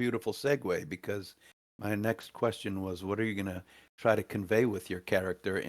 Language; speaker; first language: English; native; English